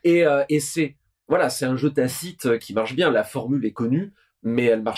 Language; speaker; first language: French; native; French